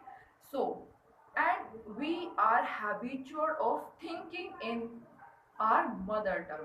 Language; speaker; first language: English; non-native, learner; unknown